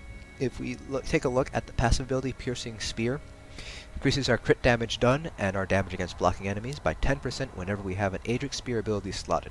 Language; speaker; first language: English; native; English